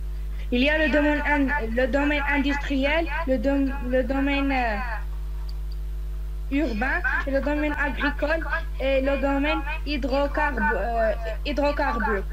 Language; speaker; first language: French; non-native, local second language; Arabic